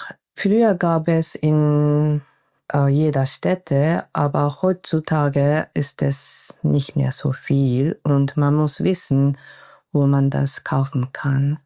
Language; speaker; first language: German; non-native, fluent; Japanese